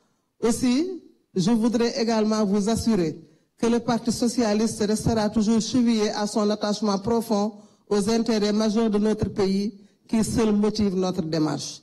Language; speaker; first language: French; non-native, local second language; Wolof